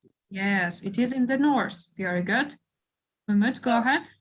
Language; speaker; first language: English; non-native, fluent; Kyrgyz